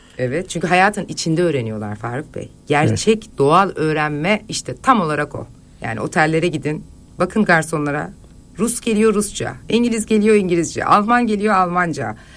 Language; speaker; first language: Turkish; native; Turkish